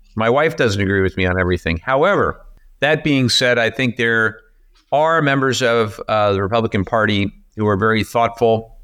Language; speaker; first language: English; native; English